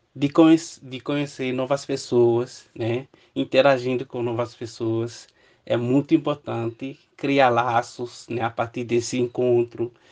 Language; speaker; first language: Portuguese; non-native, fluent; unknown